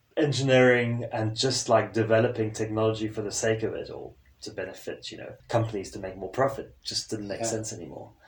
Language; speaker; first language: English; non-native, local second language; French